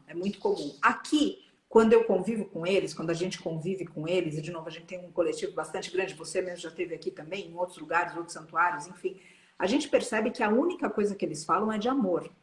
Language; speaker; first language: Portuguese; native; Portuguese